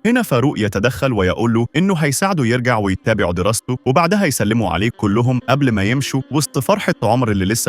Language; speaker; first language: Arabic; native; Arabic